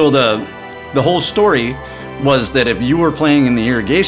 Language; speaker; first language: English; native; English